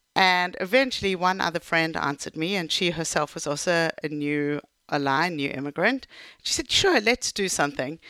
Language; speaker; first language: English; native; English